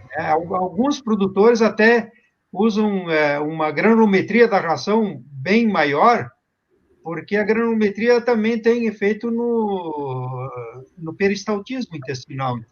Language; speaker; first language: Portuguese; native; Portuguese